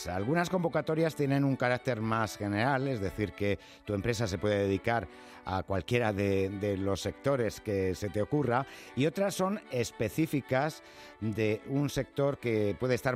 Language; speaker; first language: Spanish; native; Spanish